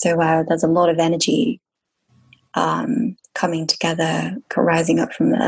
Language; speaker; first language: English; native; English